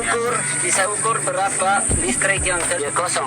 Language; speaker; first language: Indonesian; non-native, learner; French